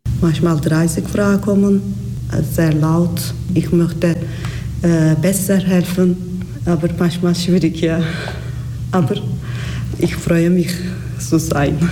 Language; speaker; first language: German; non-native, learner; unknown